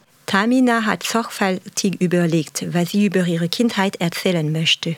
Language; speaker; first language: German; non-native, fluent; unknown